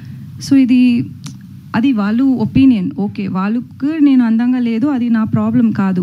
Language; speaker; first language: Telugu; non-native, learner; Tamil